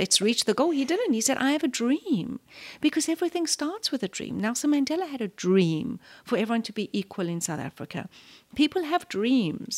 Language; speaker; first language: English; native; English